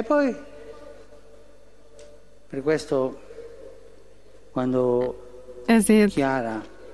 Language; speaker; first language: Italian; early bilingual, heritage; Spanish